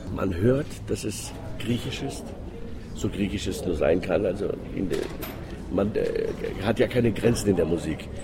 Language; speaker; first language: German; non-native, fluent; Greek